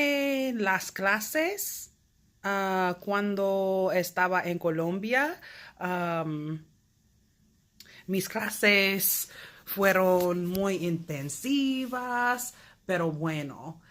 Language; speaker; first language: Spanish; non-native, learner; English